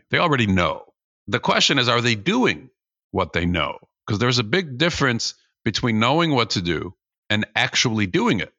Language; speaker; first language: English; early bilingual, other home language; Russian